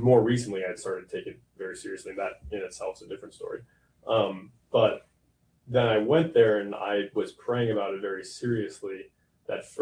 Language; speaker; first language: English; native; English